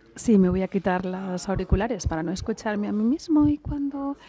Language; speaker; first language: Spanish; non-native, fluent; English